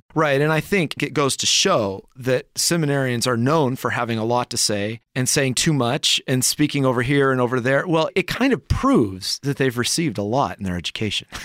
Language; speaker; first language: English; native; English